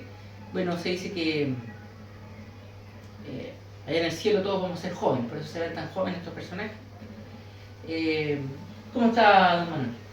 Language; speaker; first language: Spanish; native; Spanish